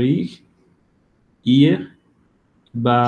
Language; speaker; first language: German; non-native, learner; Spanish